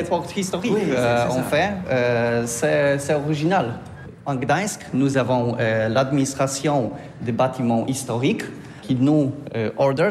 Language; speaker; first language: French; non-native, learner; Polish